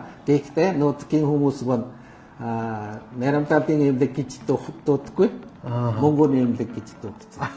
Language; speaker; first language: Mongolian; non-native, fluent; Lao